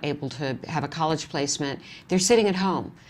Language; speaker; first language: English; native; English